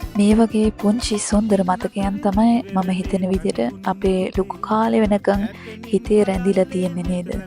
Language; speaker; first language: Sinhala; early bilingual, heritage; Sinhala